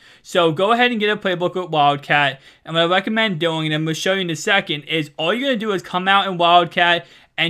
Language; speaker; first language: English; native; English